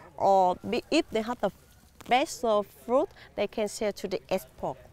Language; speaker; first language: English; non-native, learner; Vietnamese